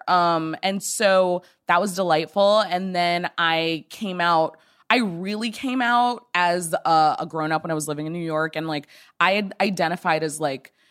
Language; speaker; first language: English; native; English